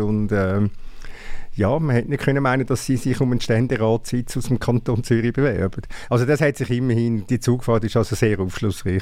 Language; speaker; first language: German; native; German